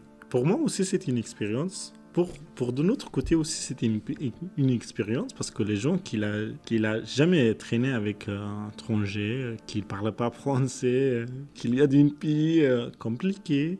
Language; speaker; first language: French; non-native, learner; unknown